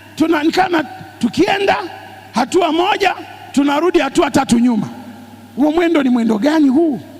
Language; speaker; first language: Swahili; native; Swahili